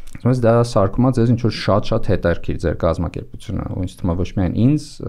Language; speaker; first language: Armenian; native; Armenian